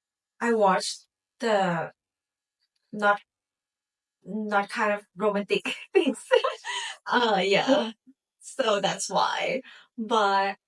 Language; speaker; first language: English; non-native, learner; Thai